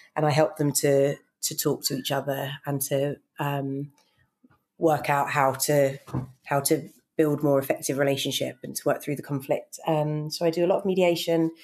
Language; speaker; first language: English; native; English